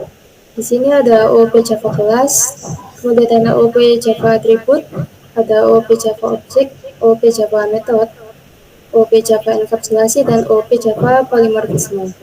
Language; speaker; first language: Indonesian; native; Indonesian